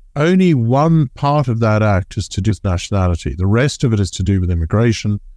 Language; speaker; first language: English; native; English